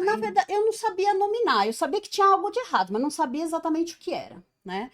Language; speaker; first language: Portuguese; native; Portuguese